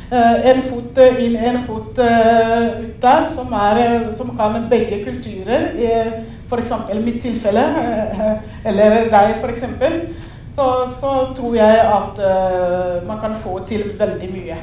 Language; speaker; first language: Norwegian; non-native, fluent; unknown